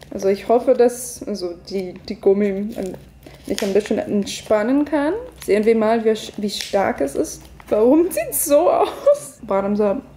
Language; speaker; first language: German; non-native, fluent; English